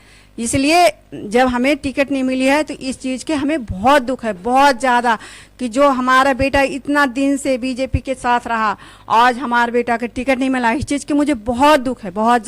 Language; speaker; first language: Hindi; native; Hindi